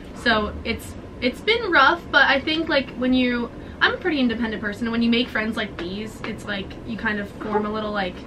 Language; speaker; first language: English; native; English